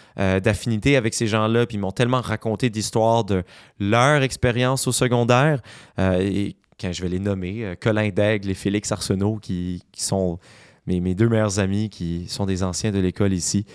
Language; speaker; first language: French; native; French